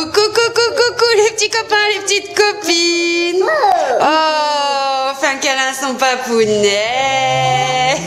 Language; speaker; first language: French; native; French